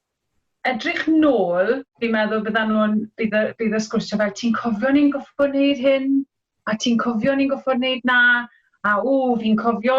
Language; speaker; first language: Welsh; native; Welsh